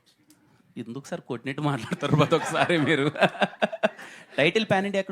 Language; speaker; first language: Telugu; native; Telugu